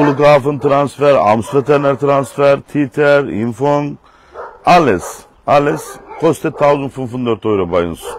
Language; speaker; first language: German; non-native, learner; Turkish